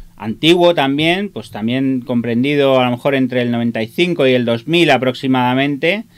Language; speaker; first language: Spanish; native; Spanish